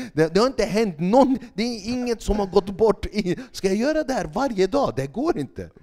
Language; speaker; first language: Swedish; early bilingual, other home language; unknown